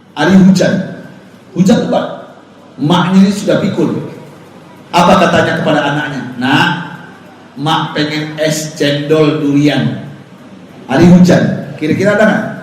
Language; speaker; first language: Indonesian; native; Indonesian